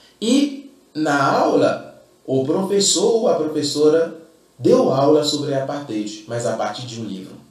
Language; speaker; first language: Portuguese; non-native, fluent; Fon